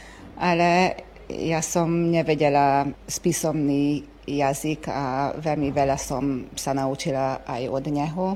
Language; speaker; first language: Slovak; early bilingual, heritage; Slovak